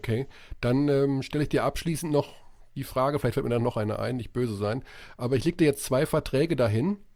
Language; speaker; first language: German; native; German